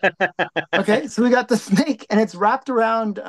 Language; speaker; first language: English; native; English